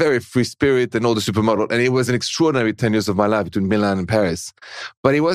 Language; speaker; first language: English; non-native, fluent; French